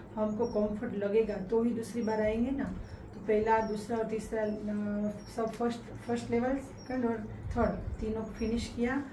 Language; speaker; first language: Hindi; non-native, local second language; Gujarati